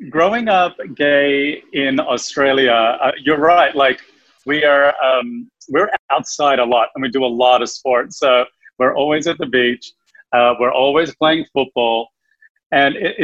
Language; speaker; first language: English; native; English